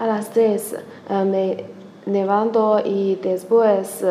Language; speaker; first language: Spanish; non-native, learner; Chinese